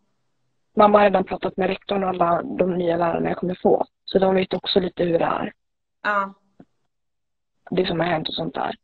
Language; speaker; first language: Swedish; native; Swedish